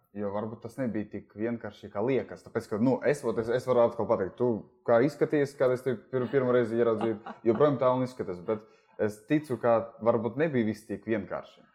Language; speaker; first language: Latvian; non-native, local second language; Russian